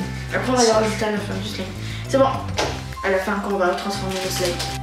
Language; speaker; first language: French; native; French